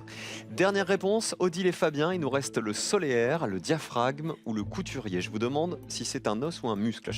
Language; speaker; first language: French; native; French